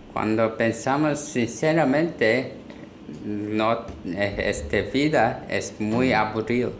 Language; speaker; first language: Spanish; non-native, learner; Korean